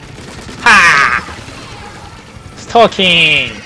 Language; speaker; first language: English; non-native, learner; Japanese